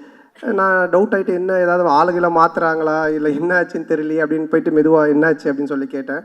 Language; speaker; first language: Tamil; native; Tamil